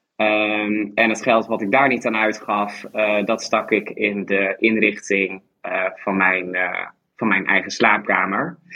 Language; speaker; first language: Dutch; native; Dutch